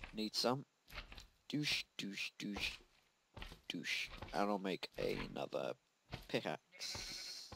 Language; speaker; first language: English; native; English